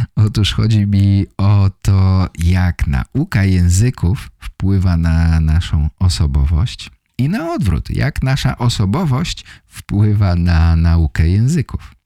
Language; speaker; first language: Polish; native; Polish